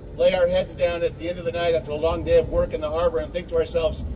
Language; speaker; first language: English; native; English